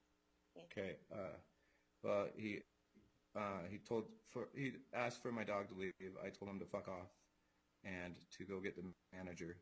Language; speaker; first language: English; native; English